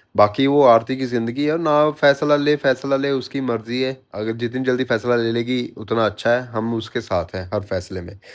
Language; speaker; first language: Hindi; native; Hindi